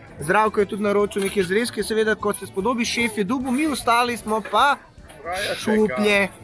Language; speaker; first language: Slovenian; native; Slovenian